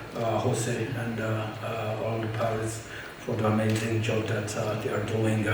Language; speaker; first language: English; non-native, fluent; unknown